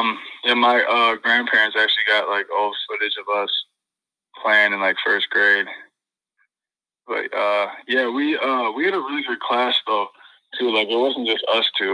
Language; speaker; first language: English; native; English